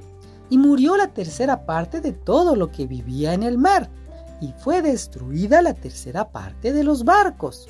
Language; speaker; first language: Spanish; native; Spanish